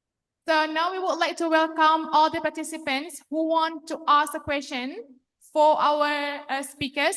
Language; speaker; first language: English; non-native, fluent; Indonesian